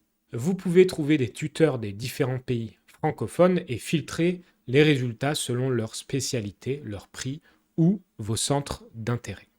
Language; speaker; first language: French; native; French